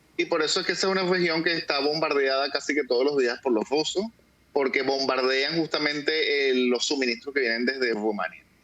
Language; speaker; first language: Spanish; native; Spanish